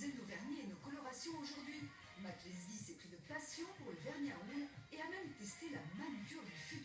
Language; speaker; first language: French; native; French